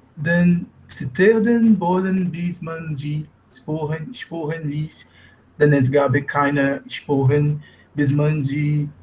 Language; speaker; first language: German; non-native, learner; Portuguese